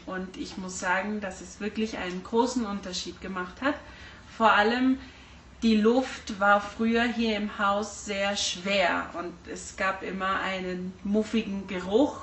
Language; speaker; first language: German; early bilingual, heritage; German